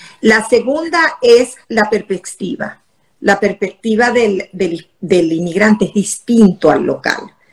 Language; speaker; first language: Spanish; native; Spanish